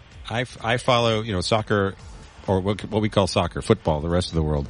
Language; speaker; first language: English; native; English